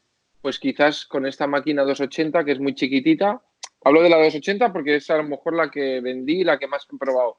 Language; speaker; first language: Spanish; native; Spanish